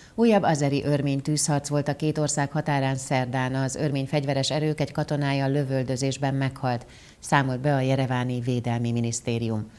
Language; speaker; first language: Hungarian; native; Hungarian